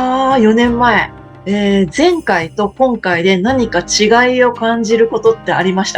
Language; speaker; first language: Japanese; native; Japanese